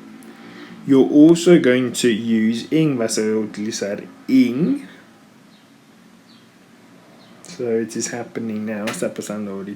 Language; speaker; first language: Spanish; non-native, fluent; English